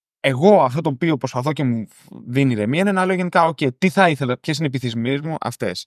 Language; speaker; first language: Greek; native; Greek